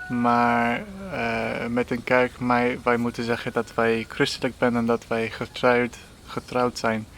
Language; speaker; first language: Dutch; non-native, learner; English